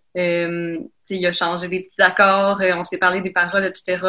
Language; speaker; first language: French; native; French